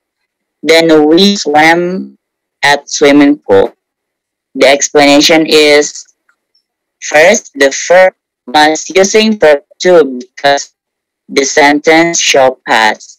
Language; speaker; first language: English; non-native, learner; Indonesian